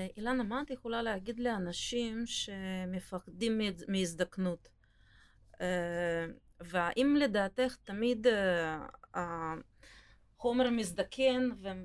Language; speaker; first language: Hebrew; non-native, fluent; Russian